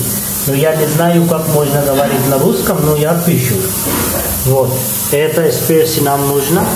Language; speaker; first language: Russian; non-native, learner; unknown